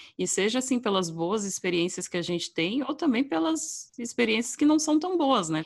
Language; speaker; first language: Portuguese; native; Portuguese